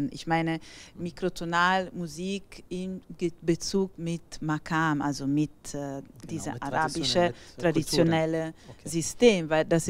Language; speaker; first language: German; non-native, fluent; Italian